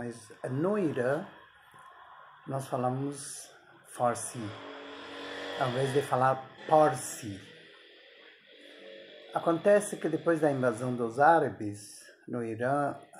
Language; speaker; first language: Portuguese; non-native, fluent; Persian